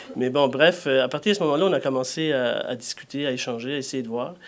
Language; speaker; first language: French; native; French